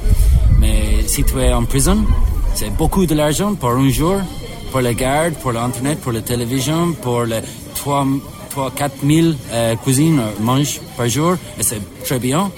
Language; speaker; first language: French; non-native, learner; English